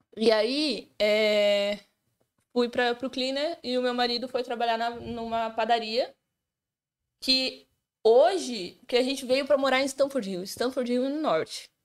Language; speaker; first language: Portuguese; native; Portuguese